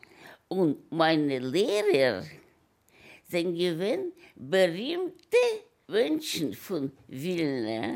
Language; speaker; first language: German; non-native, learner; Yiddish